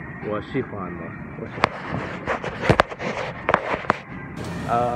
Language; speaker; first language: Chinese; non-native, learner; English